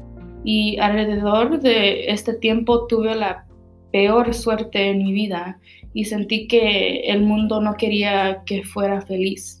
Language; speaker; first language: Spanish; early bilingual, heritage; Spanish